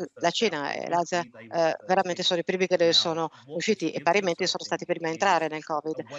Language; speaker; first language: Italian; non-native, fluent; German